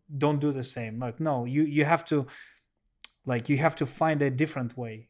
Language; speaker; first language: English; non-native, learner; Russian